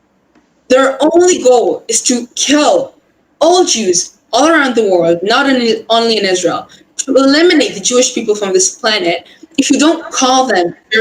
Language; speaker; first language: English; non-native, fluent; Hebrew